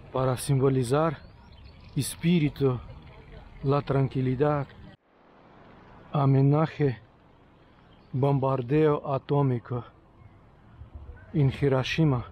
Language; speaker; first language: Spanish; non-native, learner; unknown